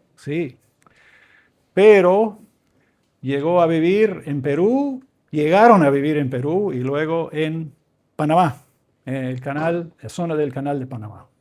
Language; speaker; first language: Spanish; early bilingual, other home language; English